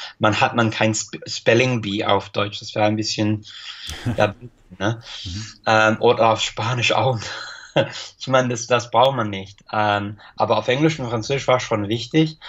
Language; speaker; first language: German; non-native, fluent; English